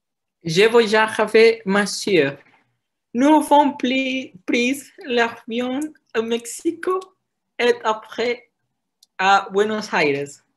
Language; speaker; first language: French; non-native, learner; Spanish